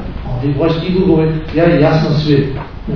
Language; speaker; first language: Russian; non-native, learner; Tibetan